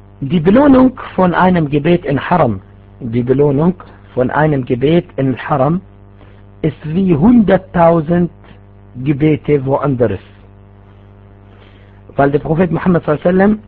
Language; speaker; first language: German; non-native, fluent; Arabic